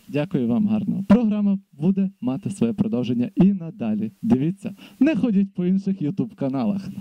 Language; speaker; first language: Ukrainian; native; Ukrainian